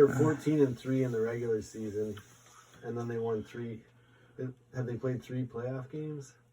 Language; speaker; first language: English; native; English